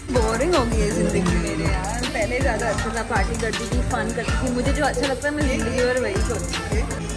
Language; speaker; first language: Hindi; native; Hindi